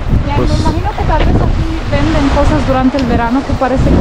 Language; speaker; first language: Spanish; non-native, fluent; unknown